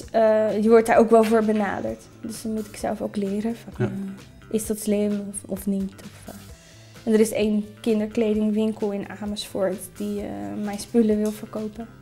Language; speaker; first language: Dutch; native; Dutch